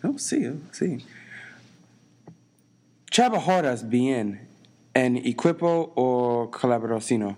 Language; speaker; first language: Spanish; non-native, learner; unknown